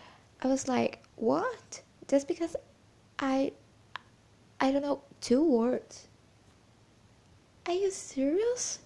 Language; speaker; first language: English; non-native, fluent; Portuguese